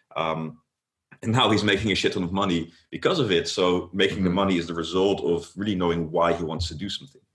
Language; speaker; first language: English; non-native, fluent; Dutch